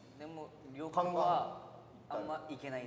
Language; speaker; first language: Japanese; non-native, learner; Korean